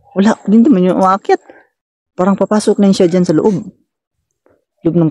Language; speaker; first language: Filipino; non-native, local second language; Cebuano